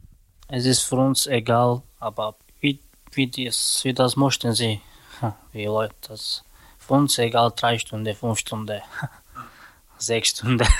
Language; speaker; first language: German; non-native, learner; Romany